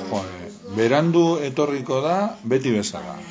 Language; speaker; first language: Basque; non-native, learner; Spanish